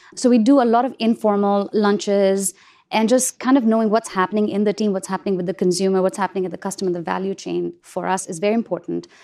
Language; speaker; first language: English; non-native, local second language; Hindi